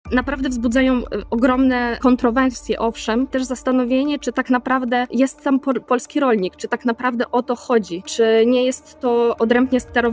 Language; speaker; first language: Polish; early bilingual, heritage; Polish